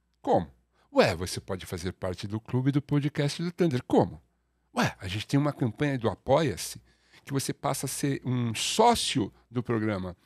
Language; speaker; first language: Portuguese; native; Portuguese